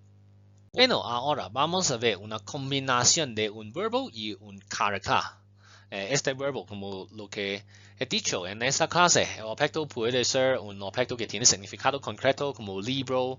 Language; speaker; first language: Spanish; non-native, fluent; Chinese